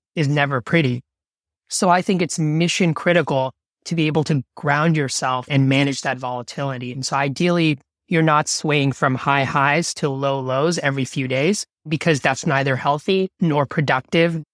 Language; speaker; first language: English; non-native, local second language; Bangla